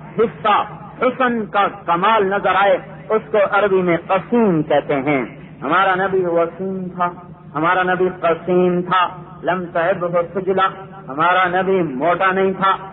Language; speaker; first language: Urdu; non-native, local second language; Punjabi